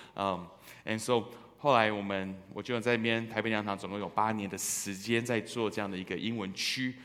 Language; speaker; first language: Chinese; early bilingual, heritage; Chinese